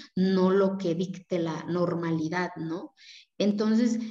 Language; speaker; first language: Spanish; non-native, local second language; Zapotec